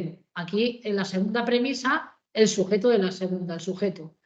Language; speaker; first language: Spanish; native; Spanish